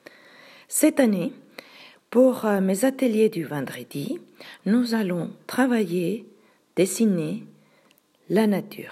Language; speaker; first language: French; non-native, fluent; Spanish